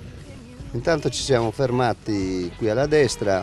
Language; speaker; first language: Italian; native; Italian